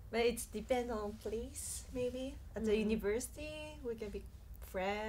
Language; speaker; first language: English; non-native, learner; Japanese